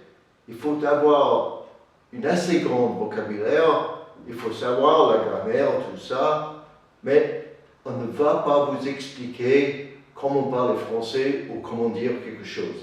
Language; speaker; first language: French; non-native, learner; English